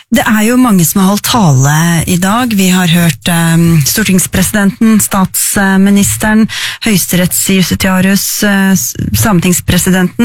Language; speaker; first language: Norwegian; native; Norwegian